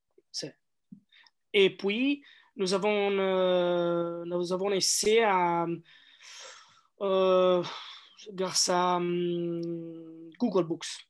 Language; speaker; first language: French; non-native, learner; Italian